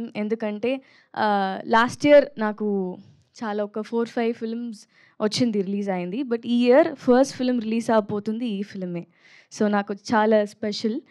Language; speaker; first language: Telugu; non-native, learner; Tamil